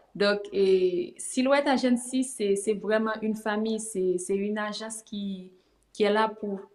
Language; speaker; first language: French; native; French